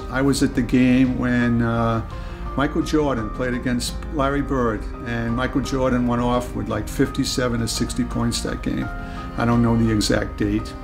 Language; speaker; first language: English; native; English